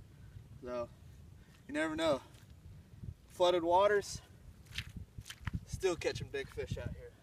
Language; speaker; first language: English; native; English